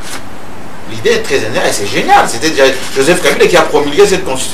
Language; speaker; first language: French; non-native, local second language; Luba-Lulua